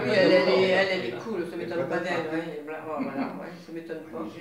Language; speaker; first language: French; native; French